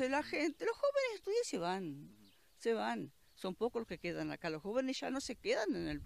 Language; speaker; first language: Spanish; native; Spanish